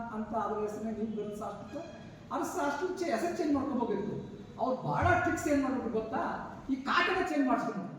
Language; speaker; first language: Kannada; native; Kannada